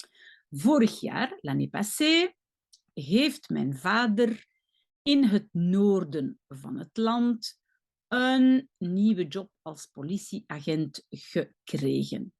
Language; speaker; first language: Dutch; non-native, local second language; French